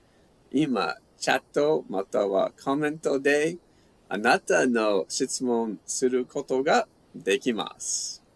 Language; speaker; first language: Japanese; non-native, learner; English